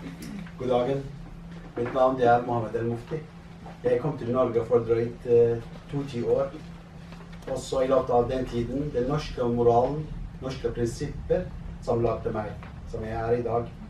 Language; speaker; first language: Norwegian; non-native, fluent; Arabic